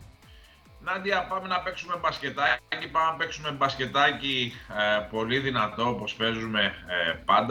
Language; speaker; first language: Greek; native; Greek